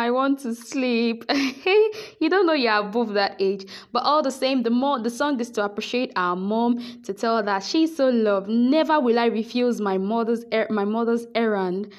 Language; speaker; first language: English; non-native, local second language; Yoruba